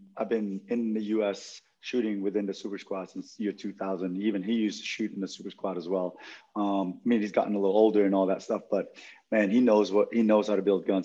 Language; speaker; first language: English; non-native, local second language; Filipino